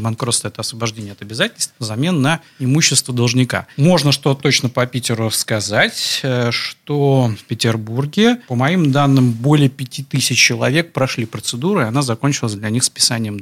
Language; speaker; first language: Russian; native; Russian